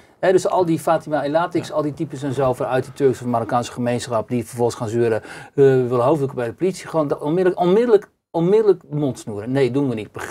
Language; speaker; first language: Dutch; native; Dutch